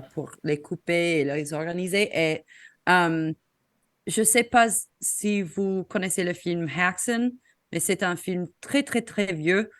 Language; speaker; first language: French; non-native, fluent; English